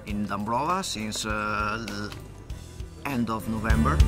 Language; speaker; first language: English; non-native, fluent; Italian